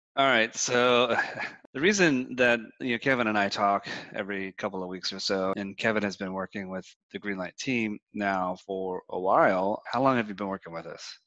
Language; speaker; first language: English; native; English